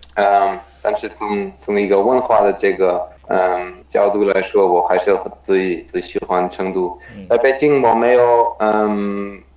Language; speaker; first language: Chinese; non-native, fluent; German